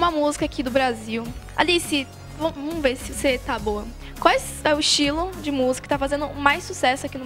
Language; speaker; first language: Portuguese; native; Portuguese